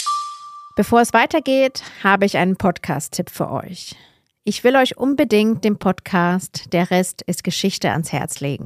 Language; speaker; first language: German; native; German